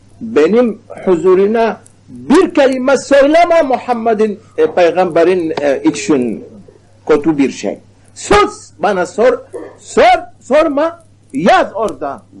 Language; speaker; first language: Turkish; non-native, learner; Arabic